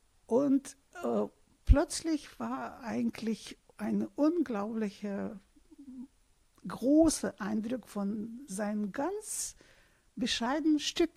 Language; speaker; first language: German; non-native, fluent; Russian